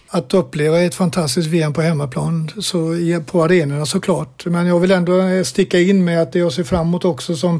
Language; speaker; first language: Swedish; native; Swedish